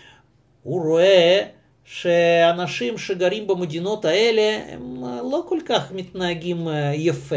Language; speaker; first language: Hebrew; non-native, fluent; Russian